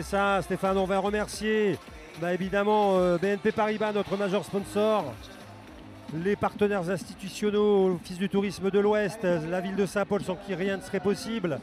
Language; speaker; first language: French; native; French